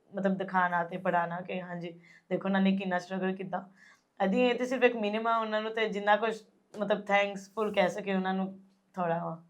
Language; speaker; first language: Punjabi; early bilingual, heritage; Punjabi